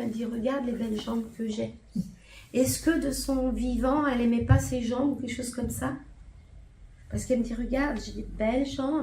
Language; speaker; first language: French; native; French